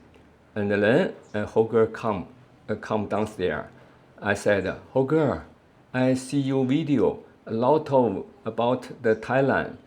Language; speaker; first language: English; non-native, learner; Chinese